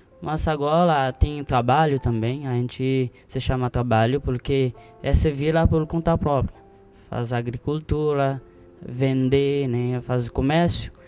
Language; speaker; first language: Portuguese; non-native, fluent; Haitian Creole